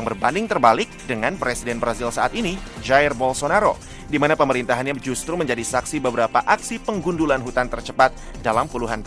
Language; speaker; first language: Indonesian; native; Indonesian